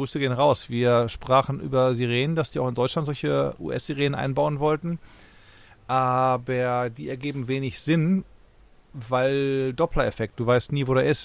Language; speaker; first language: German; native; German